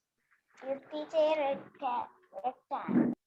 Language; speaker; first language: English; non-native, learner; Sinhala